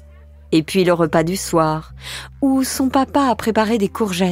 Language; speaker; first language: French; native; French